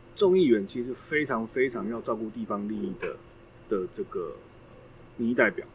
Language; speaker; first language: Chinese; native; Chinese